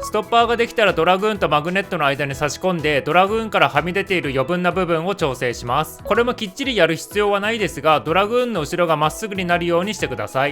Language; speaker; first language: Japanese; native; Japanese